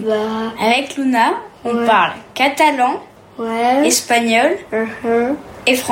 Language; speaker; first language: French; early bilingual, heritage; French